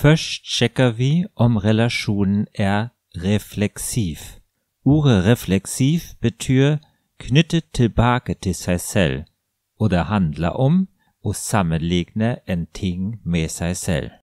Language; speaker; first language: Norwegian; non-native, fluent; German